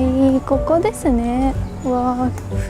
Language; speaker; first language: Japanese; non-native, fluent; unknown